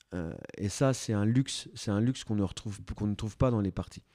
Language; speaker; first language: French; native; French